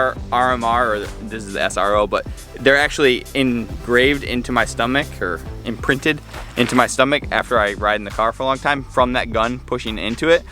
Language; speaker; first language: English; native; English